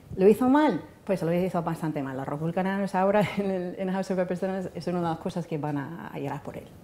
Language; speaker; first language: Spanish; non-native, fluent; English